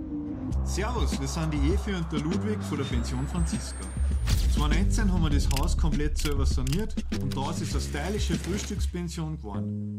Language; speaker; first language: German; native; German